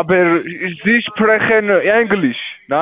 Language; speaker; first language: German; non-native, learner; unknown